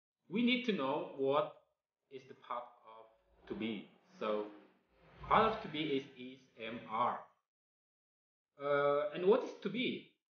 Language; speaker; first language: English; non-native, fluent; Indonesian